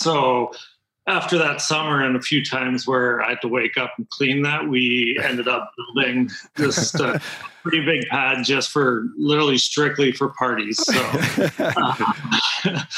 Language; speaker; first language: English; native; English